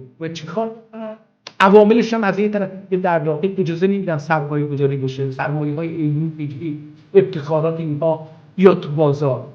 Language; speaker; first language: Persian; non-native, local second language; Azerbaijani